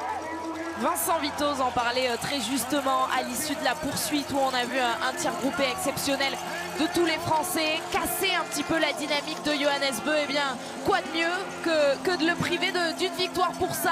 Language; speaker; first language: French; native; French